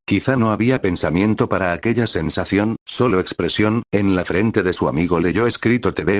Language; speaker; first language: Spanish; native; Spanish